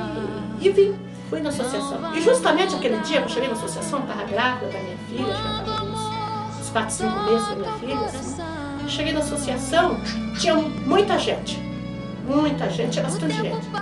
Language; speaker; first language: Portuguese; native; Portuguese